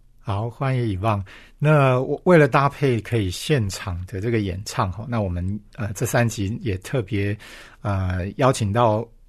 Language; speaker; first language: Chinese; native; Chinese